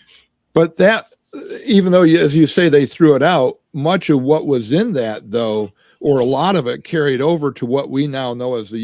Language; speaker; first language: English; native; English